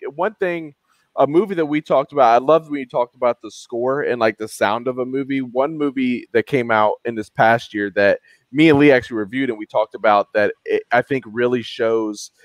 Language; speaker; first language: English; native; English